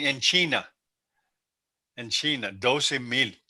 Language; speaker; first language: Spanish; non-native, learner; English